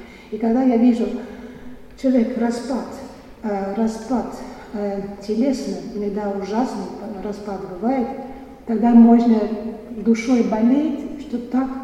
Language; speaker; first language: Russian; non-native, fluent; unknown